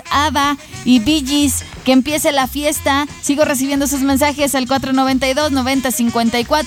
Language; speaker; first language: Spanish; native; Spanish